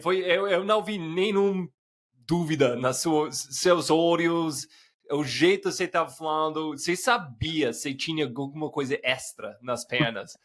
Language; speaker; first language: Portuguese; non-native, fluent; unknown